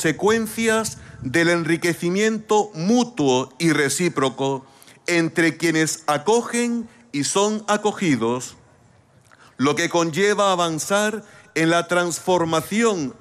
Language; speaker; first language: Spanish; native; Spanish